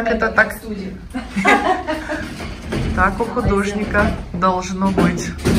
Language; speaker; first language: Russian; native; Russian